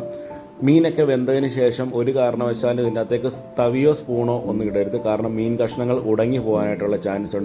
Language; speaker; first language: Malayalam; native; Malayalam